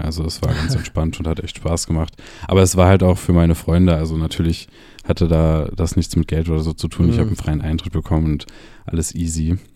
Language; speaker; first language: German; native; German